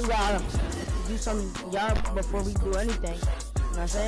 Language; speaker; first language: English; native; English